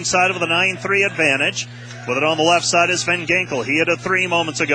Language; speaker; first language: English; native; English